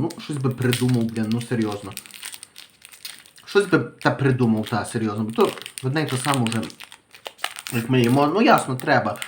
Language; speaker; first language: Ukrainian; native; Ukrainian